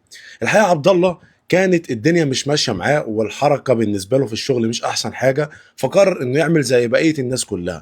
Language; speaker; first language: Arabic; native; Arabic